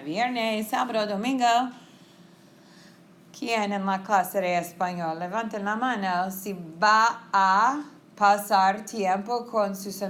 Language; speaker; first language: Spanish; non-native, fluent; English